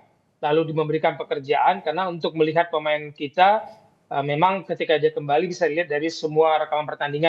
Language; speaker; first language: Indonesian; native; Indonesian